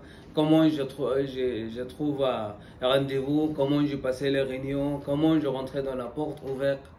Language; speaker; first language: French; non-native, learner; Arabic